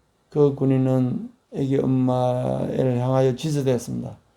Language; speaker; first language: Korean; native; Korean